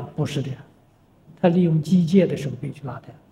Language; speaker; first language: Chinese; native; Chinese